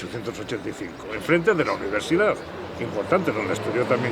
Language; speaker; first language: Spanish; native; Spanish